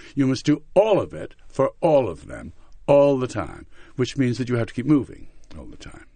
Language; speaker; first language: English; native; English